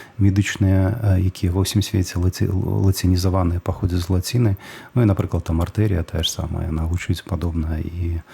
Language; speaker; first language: Belarusian; non-native, local second language; Russian